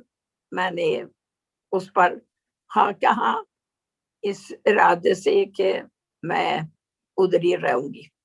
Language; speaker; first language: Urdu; non-native, learner; Swedish